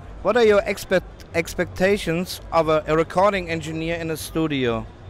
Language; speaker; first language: English; non-native, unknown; German